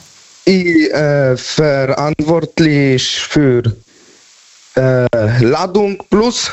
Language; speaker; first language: German; non-native, learner; Polish